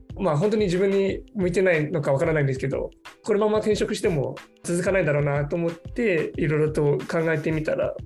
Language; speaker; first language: Japanese; non-native, fluent; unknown